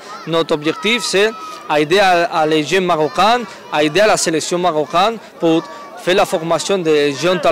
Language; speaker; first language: French; non-native, learner; Spanish